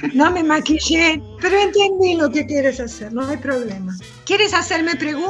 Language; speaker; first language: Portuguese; non-native, fluent; Spanish